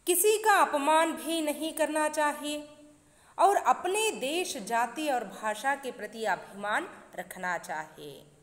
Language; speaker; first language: Hindi; non-native, local second language; Kannada